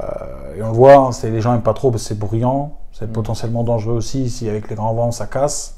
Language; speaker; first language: French; native; French